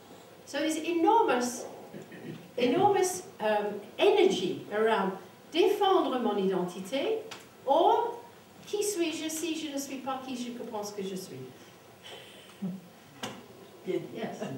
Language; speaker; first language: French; non-native, fluent; English